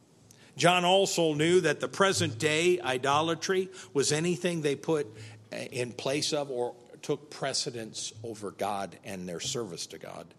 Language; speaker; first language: English; native; English